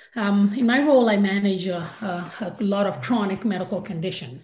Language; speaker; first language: English; non-native, local second language; Yoruba